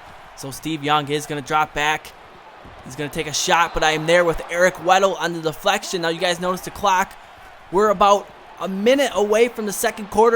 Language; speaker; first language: English; native; English